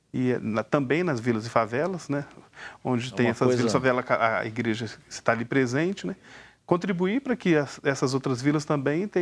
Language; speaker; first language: Portuguese; native; Portuguese